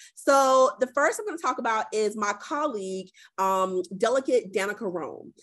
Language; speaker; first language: English; native; English